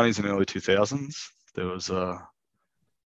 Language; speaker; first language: English; native; English